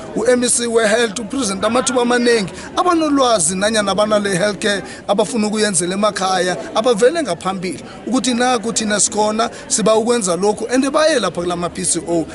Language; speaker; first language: Zulu; non-native, local second language; South Ndebele